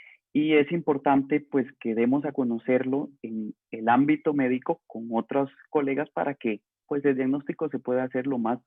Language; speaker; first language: Spanish; native; Spanish